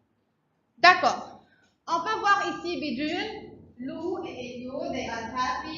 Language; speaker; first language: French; non-native, fluent; Arabic